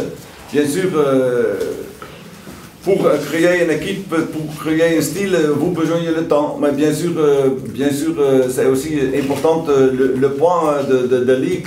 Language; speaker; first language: French; non-native, learner; Dutch